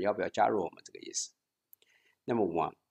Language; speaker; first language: Chinese; native; Chinese